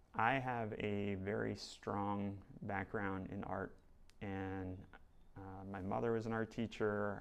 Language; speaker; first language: English; native; English